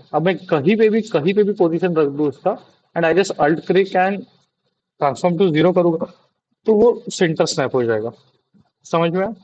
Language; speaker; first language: Hindi; non-native, local second language; Marathi